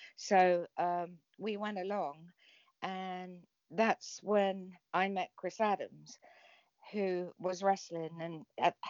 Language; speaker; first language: English; native; English